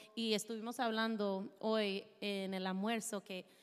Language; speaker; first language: Spanish; non-native, fluent; English